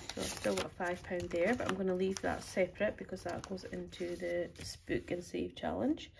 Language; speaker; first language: English; native; English